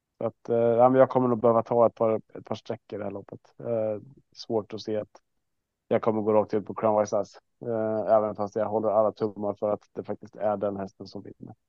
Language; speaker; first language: Swedish; native; Swedish